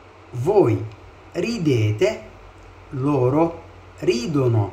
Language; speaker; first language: Italian; non-native, fluent; Arabic